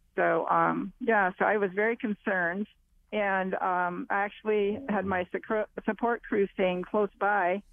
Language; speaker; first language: English; native; English